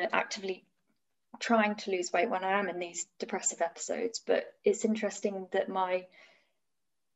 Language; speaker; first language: English; native; English